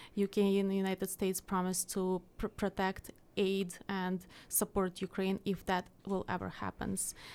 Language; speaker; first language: English; non-native, fluent; Ukrainian